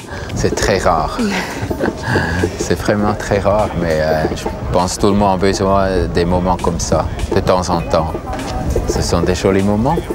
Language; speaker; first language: French; non-native, learner; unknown